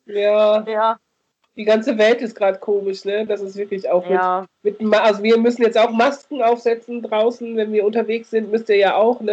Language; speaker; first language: German; native; German